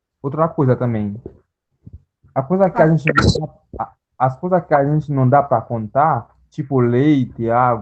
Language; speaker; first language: Portuguese; non-native, learner; Haitian Creole